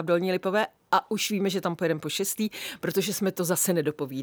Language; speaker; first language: Czech; native; Czech